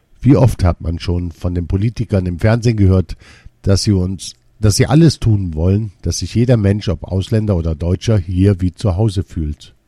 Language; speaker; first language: German; early bilingual, other home language; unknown